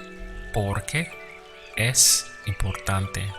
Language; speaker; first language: Spanish; non-native, fluent; English